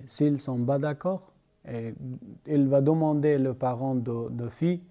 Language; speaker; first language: French; non-native, learner; Persian